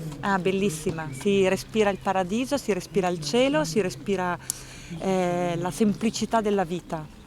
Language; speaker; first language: Italian; native; Italian